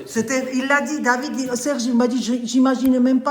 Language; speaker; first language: French; non-native, learner; Armenian